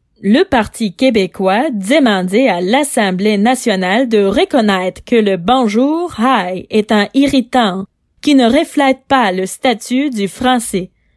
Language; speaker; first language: French; non-native, fluent; English